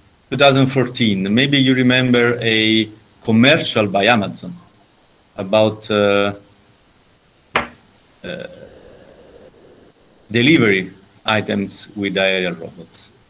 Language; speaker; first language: English; non-native, fluent; Italian